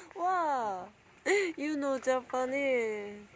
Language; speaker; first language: English; non-native, learner; Japanese